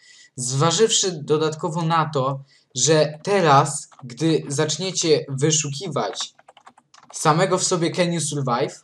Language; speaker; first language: Polish; native; Polish